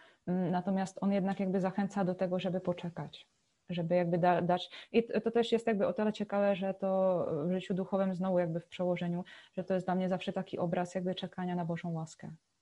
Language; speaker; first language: Polish; non-native, fluent; Czech